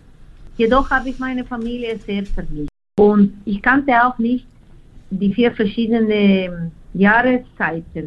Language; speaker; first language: German; non-native, fluent; Spanish